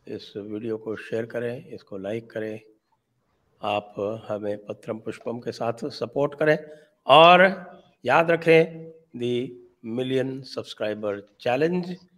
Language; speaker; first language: Hindi; native; Hindi